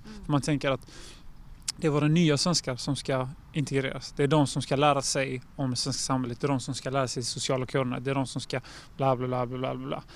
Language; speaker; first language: Swedish; native; Swedish